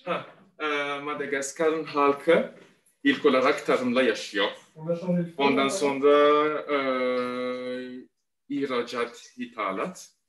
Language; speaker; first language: Turkish; non-native, fluent; Malagasy